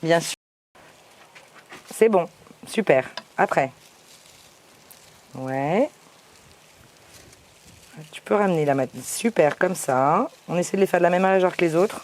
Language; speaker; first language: French; native; French